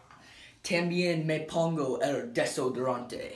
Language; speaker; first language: Spanish; non-native, learner; English